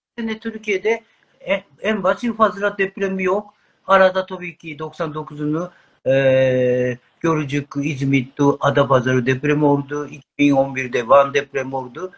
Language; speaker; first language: Turkish; non-native, learner; Japanese